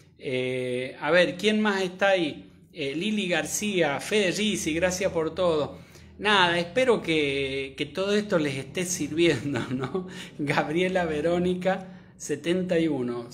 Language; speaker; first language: Spanish; native; Spanish